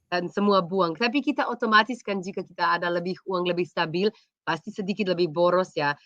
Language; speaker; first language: Indonesian; non-native, fluent; Slovenian